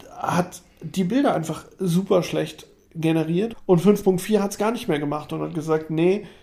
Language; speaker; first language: German; native; German